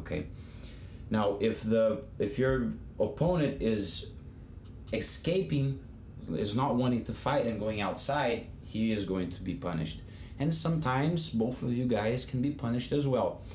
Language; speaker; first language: English; non-native, fluent; Portuguese